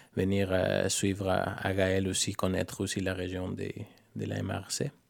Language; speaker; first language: French; non-native, fluent; Spanish